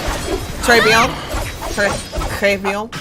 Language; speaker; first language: French; non-native, learner; English